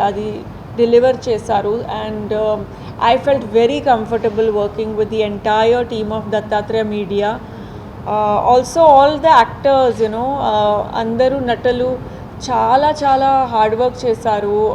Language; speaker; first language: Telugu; non-native, fluent; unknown